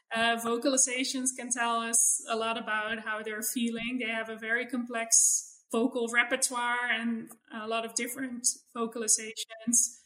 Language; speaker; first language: English; non-native, fluent; Dutch